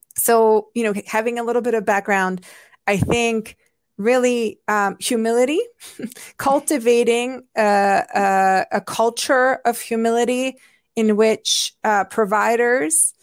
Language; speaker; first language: English; non-native, fluent; Hungarian